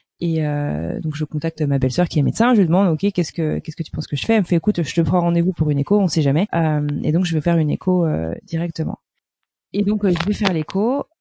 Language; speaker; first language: French; native; French